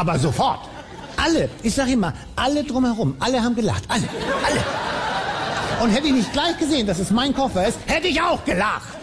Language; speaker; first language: German; native; German